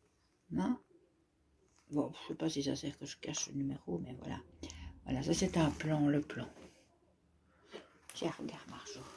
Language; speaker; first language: French; native; French